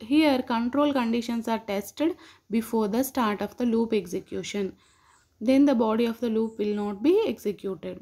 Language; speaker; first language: English; non-native, local second language; Telugu